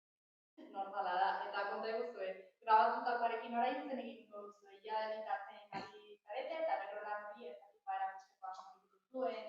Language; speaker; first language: Basque; native; Basque